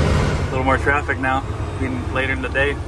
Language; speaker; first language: English; native; English